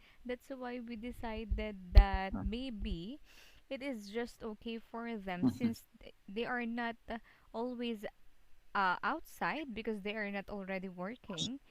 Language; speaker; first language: English; non-native, local second language; Filipino